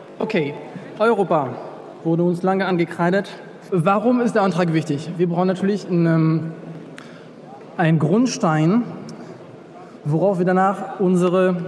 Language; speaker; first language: German; non-native, fluent; French